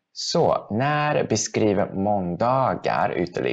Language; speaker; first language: Swedish; non-native, fluent; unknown